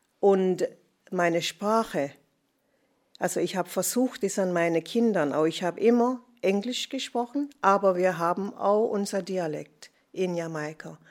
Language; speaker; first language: German; non-native, fluent; Jamaican Creole English